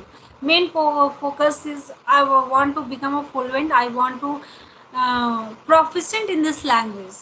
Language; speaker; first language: English; non-native, learner; Hindi